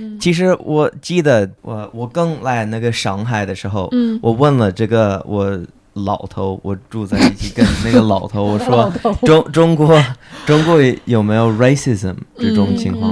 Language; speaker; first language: Chinese; non-native, fluent; English